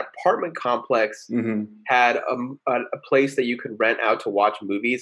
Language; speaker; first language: English; early bilingual, other home language; Spanish